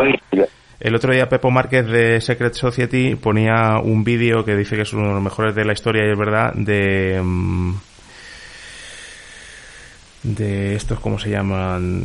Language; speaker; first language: Spanish; native; Spanish